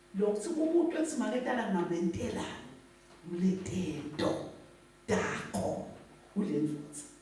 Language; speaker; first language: Zulu; non-native, local second language; Swati